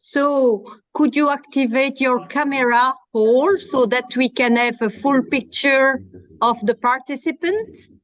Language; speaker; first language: English; non-native, fluent; French